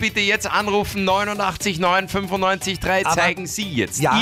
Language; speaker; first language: German; native; German